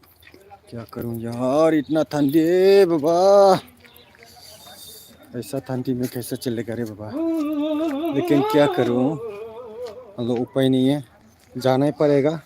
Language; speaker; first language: Hindi; non-native, local second language; Bodo